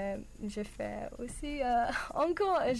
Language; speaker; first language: French; non-native, learner; English